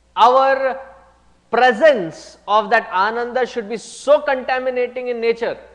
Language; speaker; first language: English; non-native, local second language; Hindi